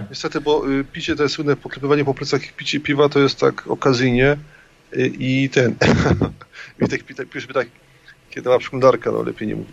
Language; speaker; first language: Polish; native; Polish